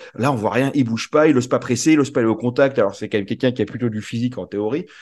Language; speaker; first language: French; native; French